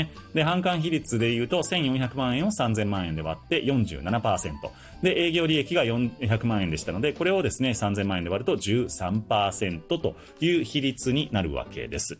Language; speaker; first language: Japanese; native; Japanese